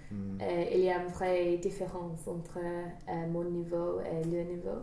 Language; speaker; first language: French; non-native, learner; English